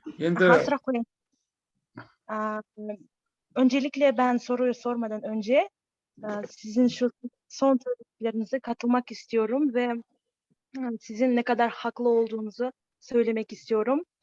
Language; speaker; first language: Turkish; non-native, fluent; Kazakh